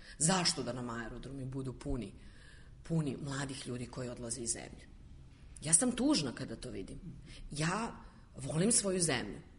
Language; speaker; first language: Serbian; native; Serbian